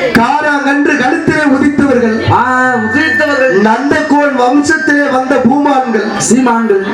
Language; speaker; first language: Tamil; native; Tamil